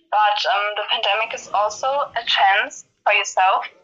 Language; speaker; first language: English; non-native, fluent; German